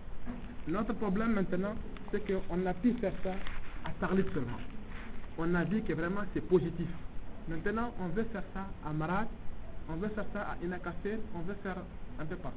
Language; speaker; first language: French; non-native, local second language; Tamasheq